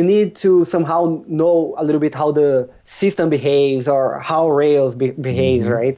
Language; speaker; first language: English; non-native, fluent; Portuguese